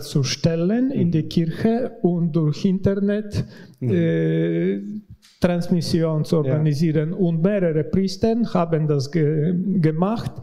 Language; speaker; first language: German; non-native, learner; Latvian